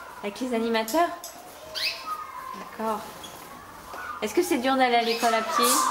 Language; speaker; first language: French; native; French